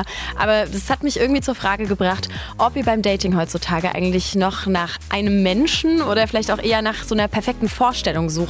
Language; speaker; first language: German; native; German